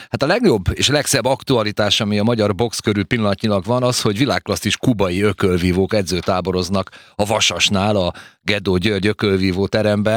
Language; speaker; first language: Hungarian; native; Hungarian